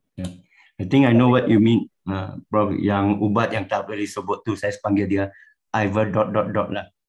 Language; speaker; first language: Malay; non-native, local second language; Chinese